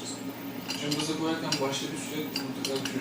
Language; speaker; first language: Turkish; native; Turkish